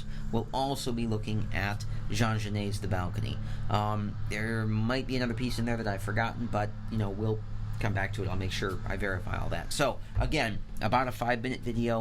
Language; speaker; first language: English; native; English